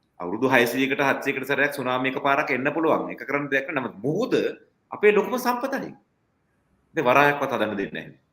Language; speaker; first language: Sinhala; non-native, local second language; Tamil